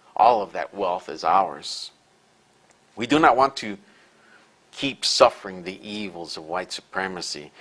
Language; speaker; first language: English; early bilingual, other home language; Spanish